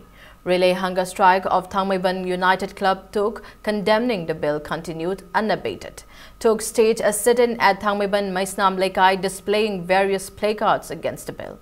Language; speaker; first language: English; non-native, local second language; Manipuri